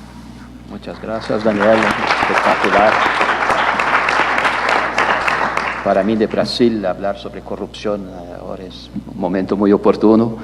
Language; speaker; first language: Spanish; non-native, learner; Portuguese